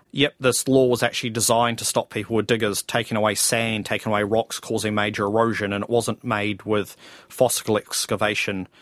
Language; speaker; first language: English; native; English